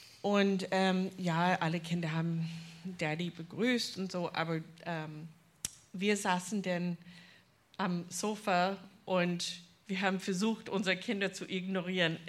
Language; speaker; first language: German; non-native, fluent; English